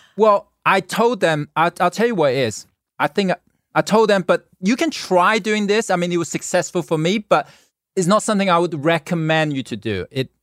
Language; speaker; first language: English; non-native, local second language; Cantonese